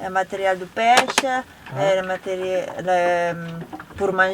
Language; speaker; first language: French; non-native, learner; Italian